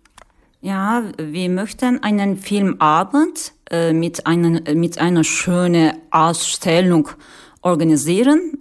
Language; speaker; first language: German; non-native, learner; Turkish